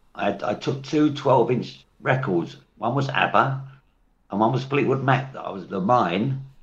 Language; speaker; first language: English; native; English